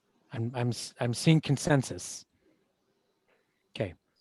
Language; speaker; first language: English; native; English